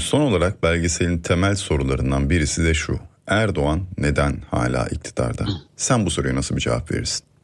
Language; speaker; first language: Turkish; native; Turkish